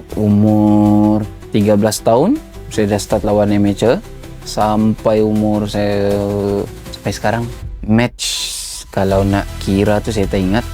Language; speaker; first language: Malay; native; Malay